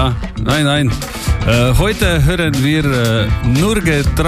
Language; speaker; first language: German; non-native, learner; Slovenian